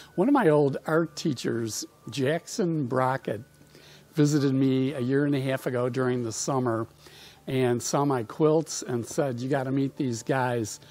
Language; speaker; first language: English; native; English